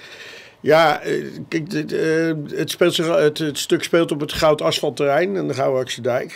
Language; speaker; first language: Dutch; native; Dutch